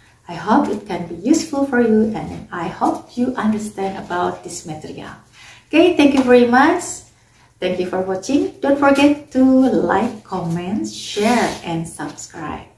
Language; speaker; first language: English; non-native, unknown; Indonesian